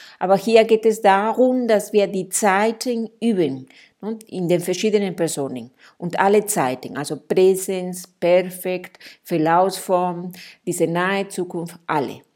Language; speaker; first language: German; non-native, fluent; Spanish